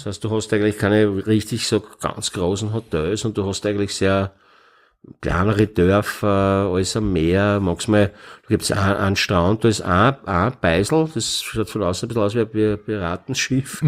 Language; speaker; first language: German; native; German